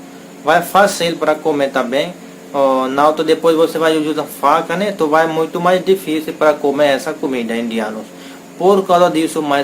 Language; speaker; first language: Portuguese; non-native, learner; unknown